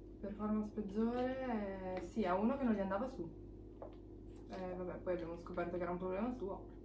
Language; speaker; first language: Italian; non-native, fluent; Portuguese